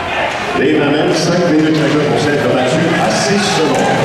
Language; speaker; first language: French; native; French